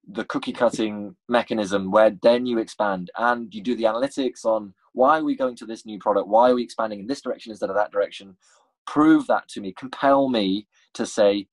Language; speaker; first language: English; native; English